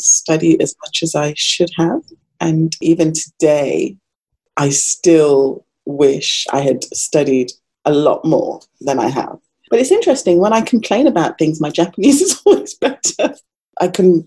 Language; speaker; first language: English; native; English